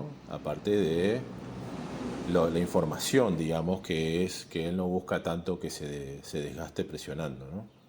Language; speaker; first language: Spanish; native; Spanish